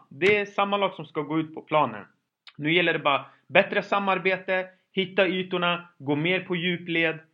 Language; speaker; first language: Swedish; early bilingual, other home language; Kurdish